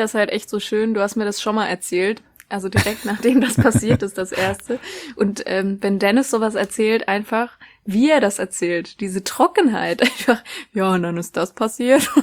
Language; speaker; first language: German; native; German